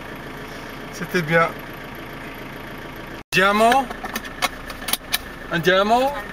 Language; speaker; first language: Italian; non-native, learner; French